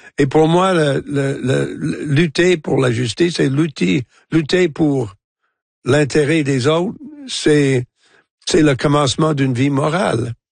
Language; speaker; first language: French; non-native, local second language; English